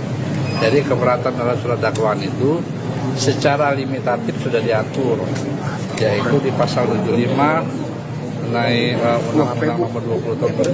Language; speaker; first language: Indonesian; native; Indonesian